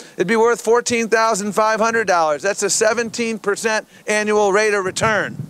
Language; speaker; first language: English; native; English